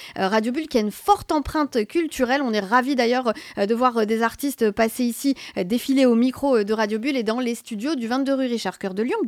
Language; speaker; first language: French; native; French